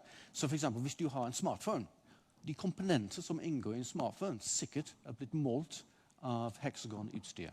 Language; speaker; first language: Norwegian; non-native, fluent; English